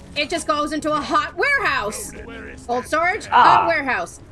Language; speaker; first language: English; native; English